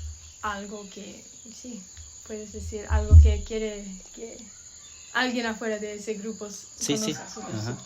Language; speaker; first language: Spanish; non-native, learner; English